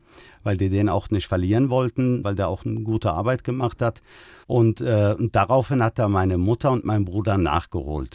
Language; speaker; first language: German; early bilingual, other home language; Turkish